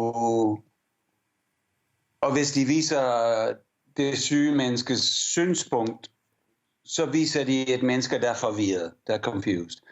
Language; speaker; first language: Danish; early bilingual, heritage; English